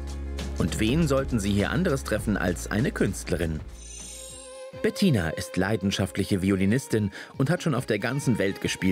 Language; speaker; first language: German; native; German